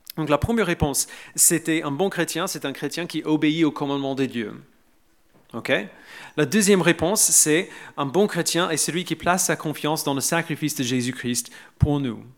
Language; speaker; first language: French; non-native, fluent; English